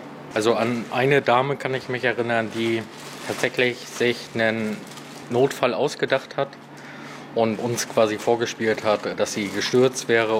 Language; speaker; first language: German; native; German